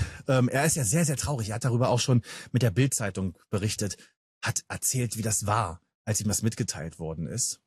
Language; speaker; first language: German; native; German